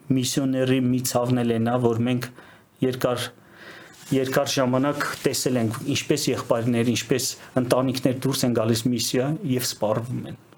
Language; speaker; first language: Armenian; native; Armenian